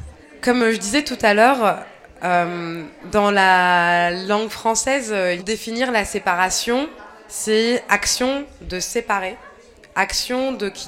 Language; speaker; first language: French; native; French